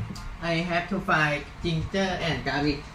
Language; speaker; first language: English; non-native, learner; Thai